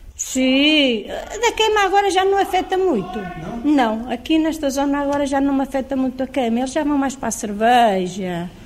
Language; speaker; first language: Portuguese; native; Portuguese